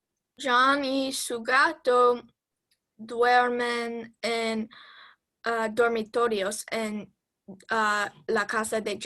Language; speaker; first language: Spanish; non-native, learner; English